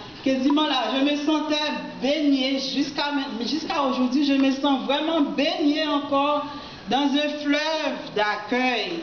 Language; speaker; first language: French; non-native, local second language; Haitian Creole